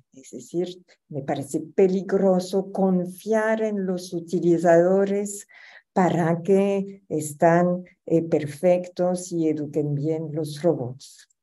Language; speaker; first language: Spanish; non-native, fluent; French